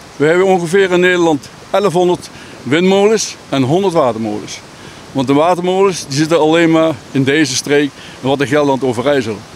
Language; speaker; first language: Dutch; native; Dutch